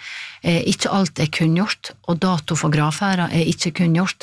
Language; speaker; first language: Norwegian; native; Norwegian